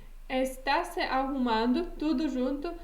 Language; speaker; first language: Portuguese; non-native, fluent; Polish